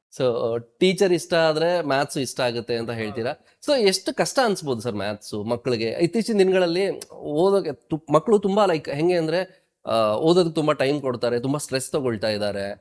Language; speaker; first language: Kannada; native; Kannada